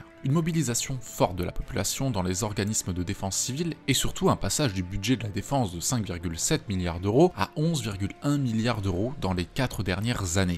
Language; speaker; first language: French; native; French